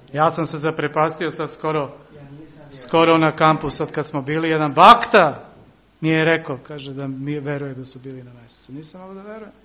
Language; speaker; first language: Serbian; early bilingual, heritage; Serbian